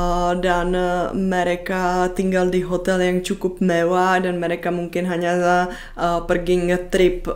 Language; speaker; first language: Indonesian; non-native, fluent; Czech